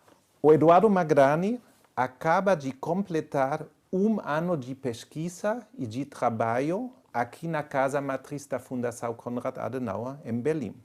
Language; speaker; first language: Portuguese; non-native, fluent; German